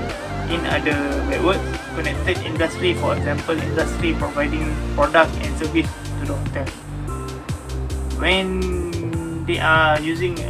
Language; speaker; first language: English; non-native, learner; Malay